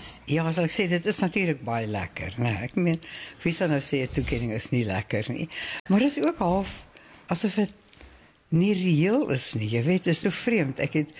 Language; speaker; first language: Afrikaans; native; Afrikaans